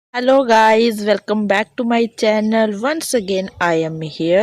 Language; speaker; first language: English; non-native, learner; Hindi